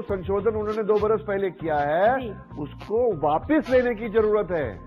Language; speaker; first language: Hindi; native; Hindi